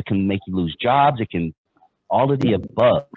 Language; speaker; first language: English; native; English